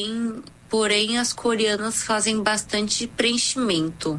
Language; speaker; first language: Portuguese; non-native, fluent; Korean